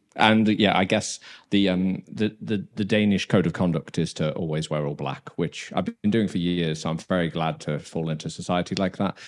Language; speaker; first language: English; native; English